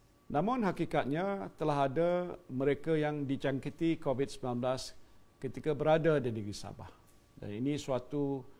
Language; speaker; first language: Malay; native; Malay